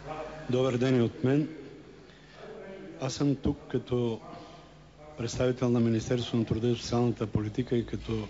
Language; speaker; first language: Bulgarian; native; Bulgarian